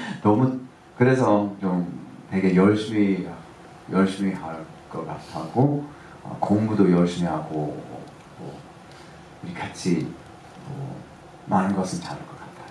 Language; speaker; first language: Korean; early bilingual, heritage; English